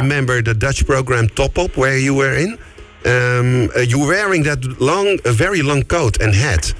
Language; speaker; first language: English; non-native, fluent; Dutch